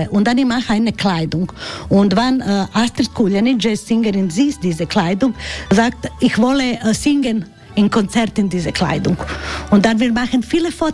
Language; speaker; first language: German; non-native, learner; Croatian